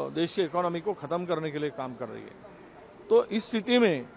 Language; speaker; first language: Hindi; non-native, local second language; Marathi